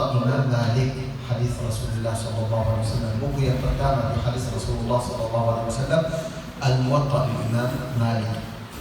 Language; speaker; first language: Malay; non-native, learner; Arabic